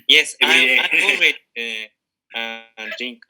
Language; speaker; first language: English; non-native, learner; Japanese